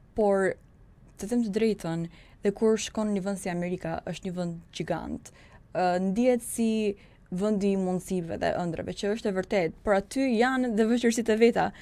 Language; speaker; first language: Albanian; early bilingual, heritage; Albanian